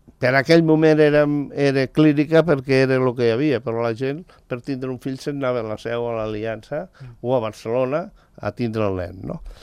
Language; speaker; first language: Catalan; native; Catalan